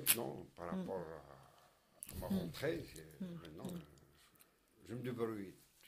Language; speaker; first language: French; non-native, learner; Arabic